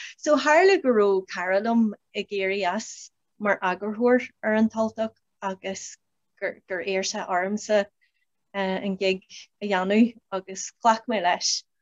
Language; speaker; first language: Irish; non-native, local second language; English